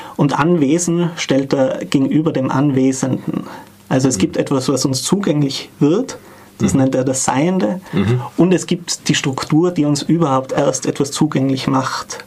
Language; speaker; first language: German; native; German